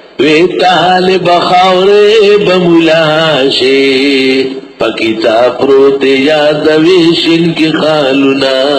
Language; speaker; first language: Urdu; non-native, local second language; Pashto